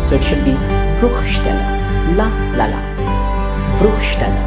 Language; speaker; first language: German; non-native, fluent; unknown